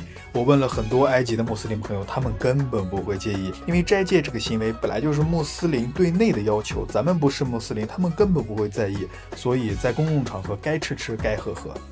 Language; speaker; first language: Chinese; native; Chinese